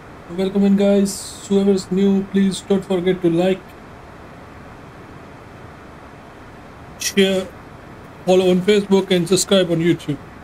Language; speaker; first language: English; non-native, local second language; Hindi